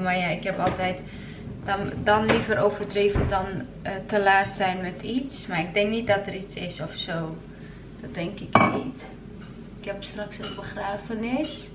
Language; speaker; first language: Dutch; early bilingual, other home language; Turkish